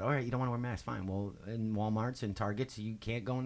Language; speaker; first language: English; native; English